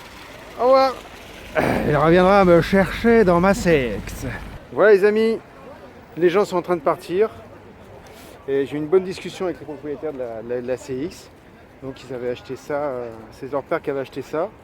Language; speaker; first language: French; native; French